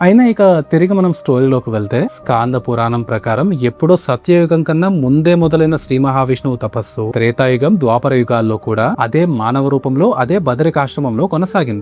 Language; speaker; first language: Telugu; native; Telugu